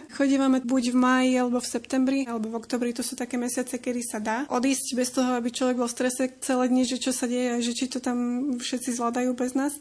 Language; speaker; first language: Slovak; native; Slovak